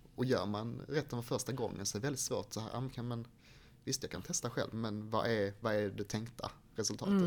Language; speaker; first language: Swedish; native; Swedish